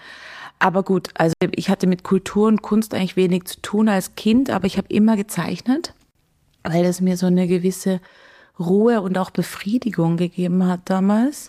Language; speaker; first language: German; native; German